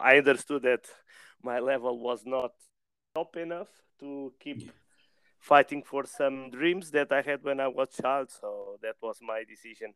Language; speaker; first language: English; non-native, learner; Portuguese